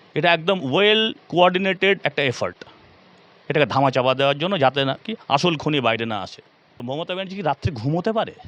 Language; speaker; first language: Bangla; native; Bangla